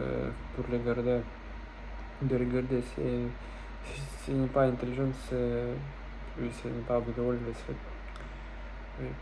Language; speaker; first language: French; non-native, learner; Russian